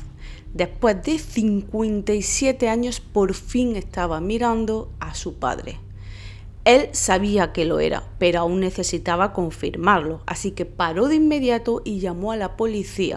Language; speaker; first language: Spanish; native; Spanish